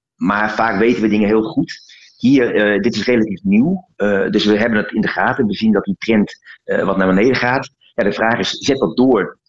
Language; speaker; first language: Dutch; native; Dutch